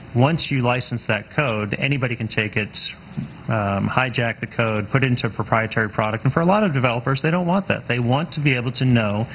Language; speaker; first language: English; native; English